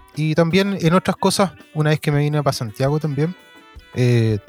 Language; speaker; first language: Spanish; native; Spanish